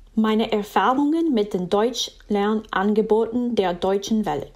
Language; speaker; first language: German; non-native, fluent; English